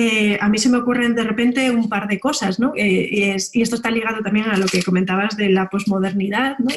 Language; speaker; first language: Spanish; native; Spanish